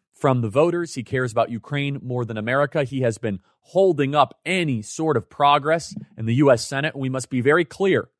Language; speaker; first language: English; native; English